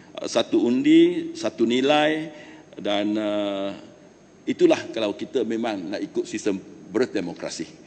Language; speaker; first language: Malay; non-native, local second language; Chinese